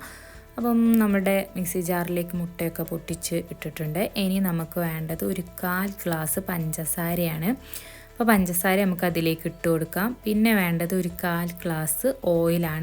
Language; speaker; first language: Malayalam; native; Malayalam